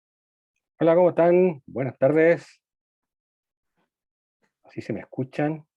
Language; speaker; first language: Spanish; native; Spanish